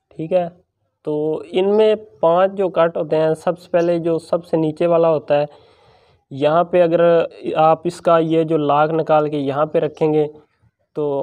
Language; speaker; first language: Urdu; non-native, local second language; Punjabi